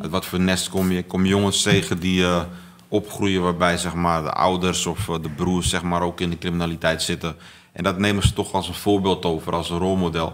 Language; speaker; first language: Dutch; native; Dutch